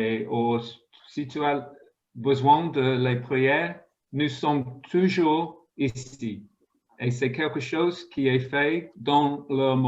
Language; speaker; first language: French; non-native, fluent; English